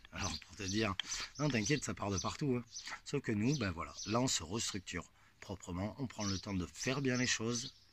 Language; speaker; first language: French; native; French